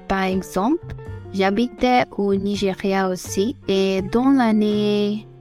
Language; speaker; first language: French; non-native, learner; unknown